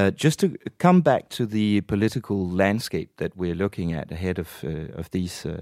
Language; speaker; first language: English; non-native, fluent; Danish